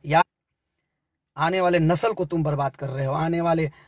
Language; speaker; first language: Hindi; native; Hindi